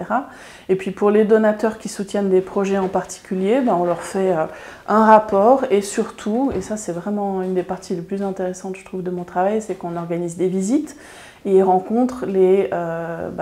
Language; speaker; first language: French; native; French